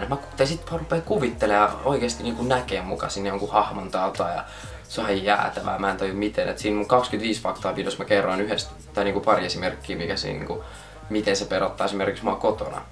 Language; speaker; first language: Finnish; native; Finnish